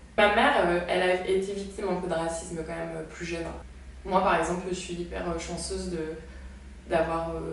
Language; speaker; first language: French; native; French